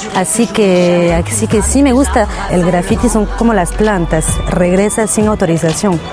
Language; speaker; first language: Spanish; early bilingual, heritage; French